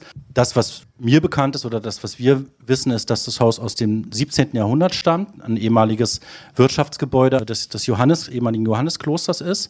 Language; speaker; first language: German; native; German